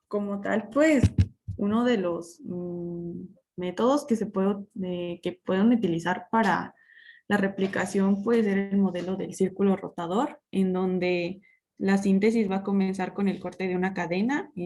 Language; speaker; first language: Spanish; native; Spanish